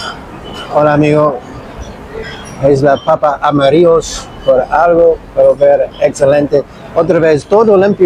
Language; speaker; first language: Spanish; non-native, learner; English